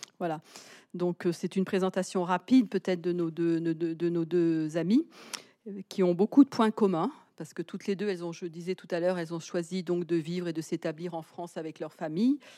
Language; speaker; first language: French; native; French